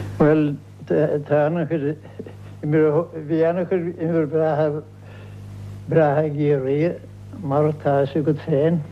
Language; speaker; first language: Irish; non-native, local second language; English